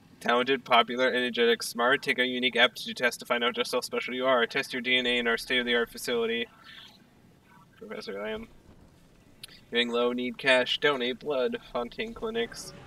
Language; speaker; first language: English; native; English